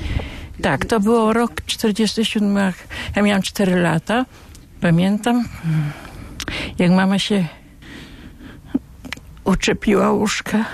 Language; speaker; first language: Polish; non-native, local second language; Ukrainian